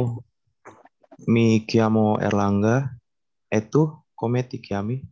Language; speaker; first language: Italian; non-native, learner; Indonesian